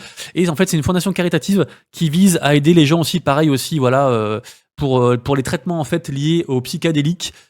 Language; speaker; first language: French; native; French